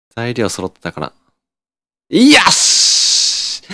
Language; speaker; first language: Japanese; native; Japanese